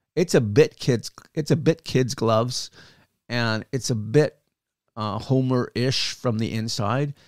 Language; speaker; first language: English; native; English